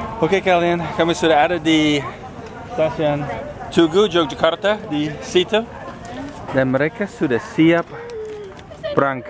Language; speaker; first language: Indonesian; non-native, fluent; English